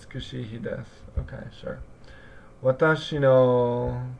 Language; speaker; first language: Japanese; non-native, learner; English